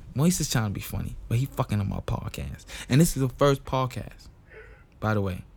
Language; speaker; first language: English; non-native, local second language; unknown